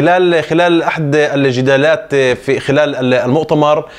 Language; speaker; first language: Arabic; native; Arabic